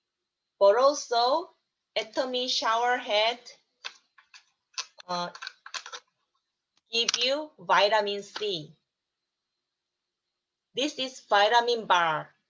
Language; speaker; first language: English; non-native, learner; Korean